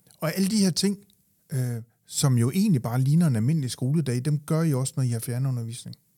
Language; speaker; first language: Danish; native; Danish